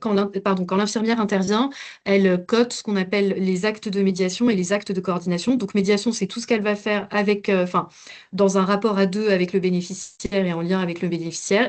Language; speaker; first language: French; native; French